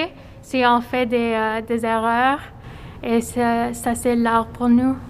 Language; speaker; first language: French; non-native, fluent; English